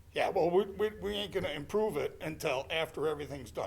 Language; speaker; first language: English; native; English